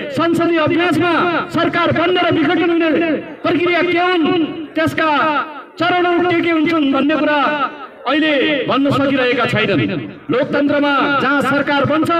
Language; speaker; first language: Nepali; native; Nepali